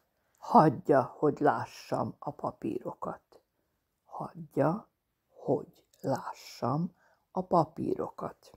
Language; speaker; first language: Hungarian; non-native, fluent; Serbian